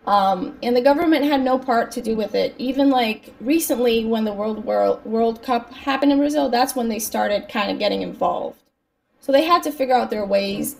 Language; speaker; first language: English; native; English